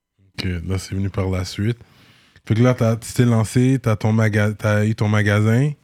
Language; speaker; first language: French; native; French